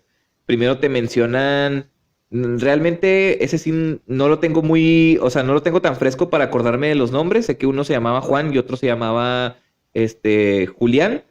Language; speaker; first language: Spanish; native; Spanish